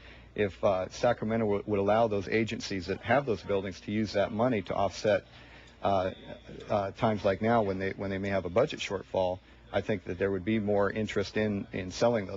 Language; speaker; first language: English; native; English